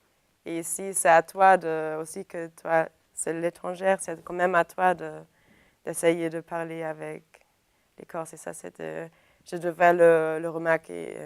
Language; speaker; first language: French; non-native, fluent; German